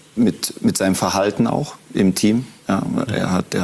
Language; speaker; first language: German; native; German